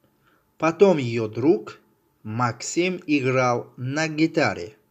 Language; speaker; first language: Russian; non-native, fluent; Tajik